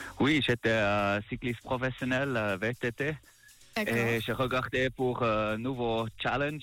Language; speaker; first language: French; non-native, learner; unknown